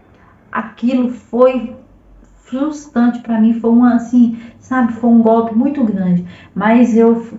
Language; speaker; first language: Portuguese; native; Portuguese